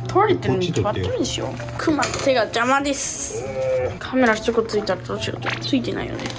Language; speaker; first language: Japanese; early bilingual, heritage; Japanese